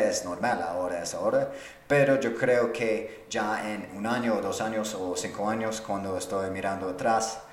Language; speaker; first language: Spanish; non-native, fluent; English